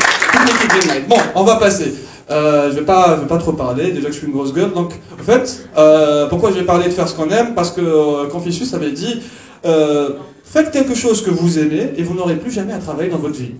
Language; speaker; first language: French; non-native, local second language; Arabic